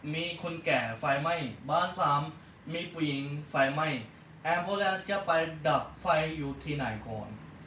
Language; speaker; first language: Thai; non-native, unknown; Punjabi